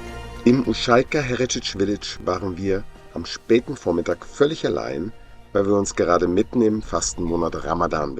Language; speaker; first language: German; native; German